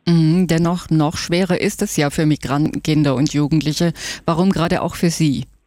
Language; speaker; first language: German; native; German